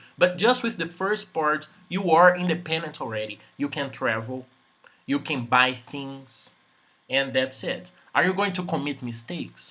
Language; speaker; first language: English; non-native, fluent; Portuguese